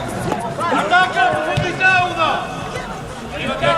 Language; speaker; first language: Italian; native; Italian